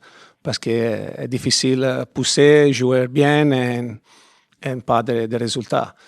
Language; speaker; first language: French; non-native, fluent; Italian